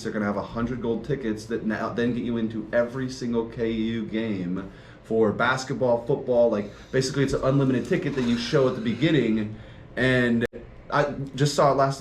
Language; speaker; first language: English; native; English